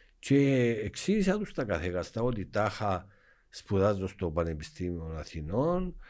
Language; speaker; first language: Greek; native; Greek